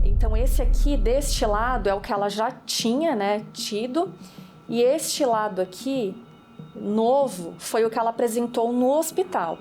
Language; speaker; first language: Portuguese; native; Portuguese